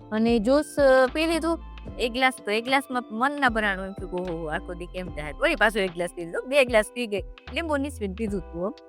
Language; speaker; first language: Gujarati; native; Gujarati